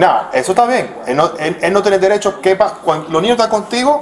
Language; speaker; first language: Spanish; early bilingual, heritage; Spanish